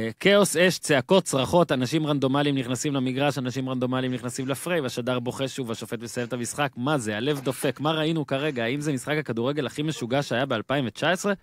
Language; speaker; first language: Hebrew; native; Hebrew